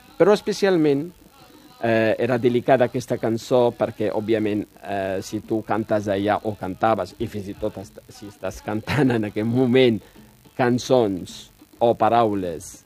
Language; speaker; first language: Catalan; non-native, fluent; Riffian